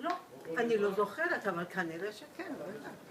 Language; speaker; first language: Hebrew; non-native, fluent; Georgian